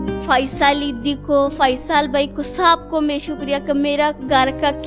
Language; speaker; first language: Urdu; non-native, learner; Persian